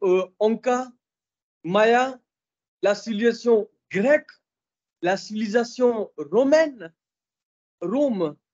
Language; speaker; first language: French; non-native, fluent; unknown